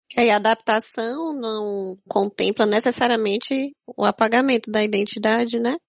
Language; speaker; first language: Portuguese; native; Portuguese